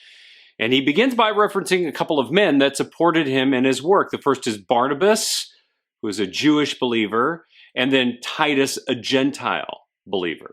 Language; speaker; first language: English; native; English